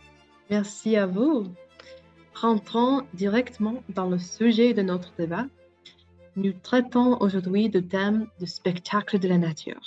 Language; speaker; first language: French; non-native, learner; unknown